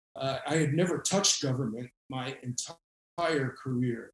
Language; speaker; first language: English; native; English